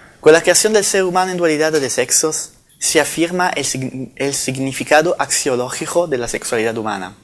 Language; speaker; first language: Spanish; non-native, fluent; Italian